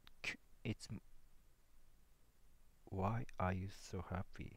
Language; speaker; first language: English; non-native, learner; Japanese